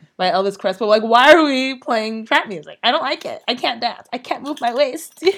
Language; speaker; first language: English; early bilingual, other home language; Yoruba